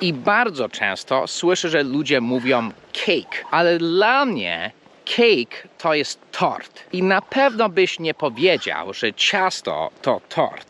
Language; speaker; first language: Polish; non-native, fluent; English